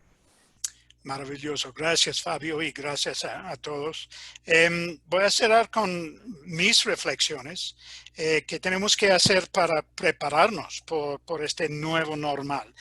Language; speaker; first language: Spanish; non-native, fluent; English